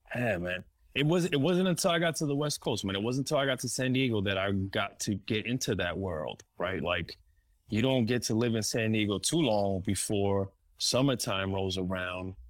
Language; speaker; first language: English; early bilingual, other home language; Spanish